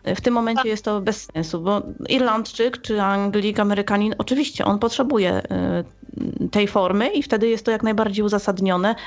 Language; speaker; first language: Polish; native; Polish